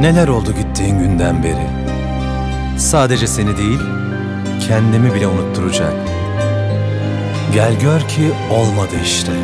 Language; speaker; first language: Turkish; native; Turkish